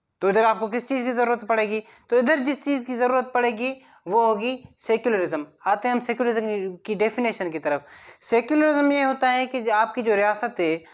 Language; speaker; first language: Urdu; non-native, local second language; Sindhi